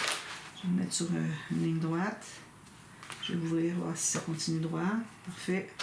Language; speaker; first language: French; native; French